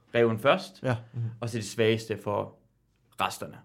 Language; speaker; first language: Danish; non-native, fluent; Persian